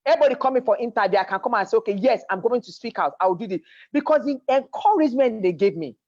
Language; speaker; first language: English; non-native, local second language; Yoruba